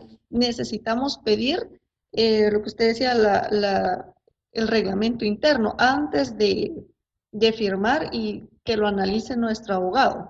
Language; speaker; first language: Spanish; native; Spanish